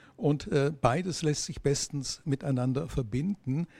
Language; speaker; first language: German; native; German